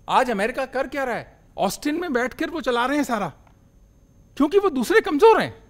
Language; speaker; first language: Hindi; native; Hindi